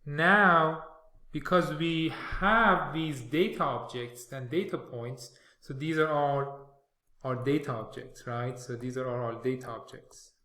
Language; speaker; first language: English; non-native, fluent; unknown